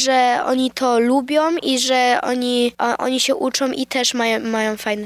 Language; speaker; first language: Polish; early bilingual, heritage; Polish